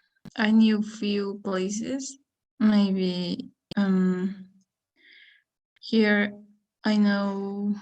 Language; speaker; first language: English; non-native, learner; Spanish